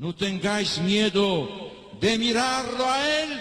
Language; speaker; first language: Spanish; non-native, fluent; Polish